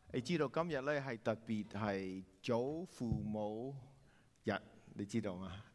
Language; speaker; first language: Chinese; native; Chinese